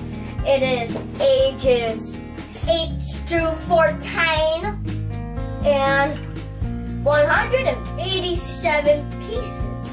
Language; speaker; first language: English; native; English